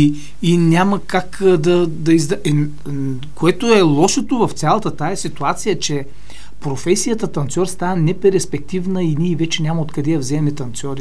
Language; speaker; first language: Bulgarian; native; Bulgarian